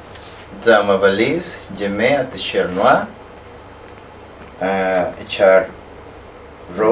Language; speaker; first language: French; non-native, learner; Spanish